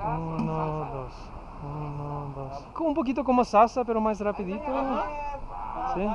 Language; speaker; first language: Spanish; non-native, learner; English